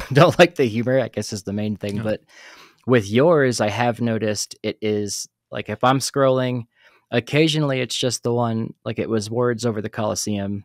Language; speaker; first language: English; native; English